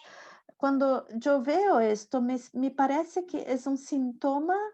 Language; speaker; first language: Spanish; non-native, learner; Portuguese